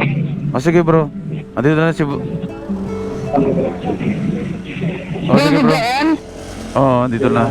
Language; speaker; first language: Filipino; native; Filipino